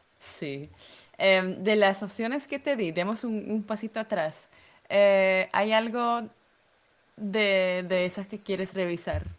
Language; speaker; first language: Spanish; non-native, fluent; Dutch